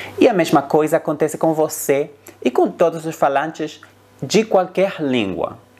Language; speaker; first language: Portuguese; non-native, fluent; Spanish